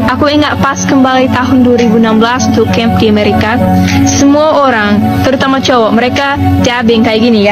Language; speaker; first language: Indonesian; early bilingual, other home language; English